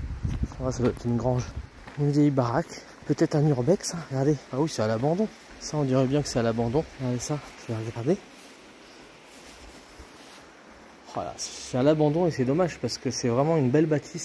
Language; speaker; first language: French; native; French